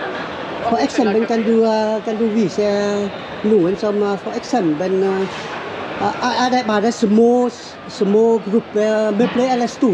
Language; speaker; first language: Norwegian; non-native, learner; Vietnamese